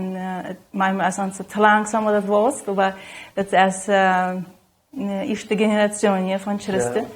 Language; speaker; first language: German; non-native, local second language; Plautdietsch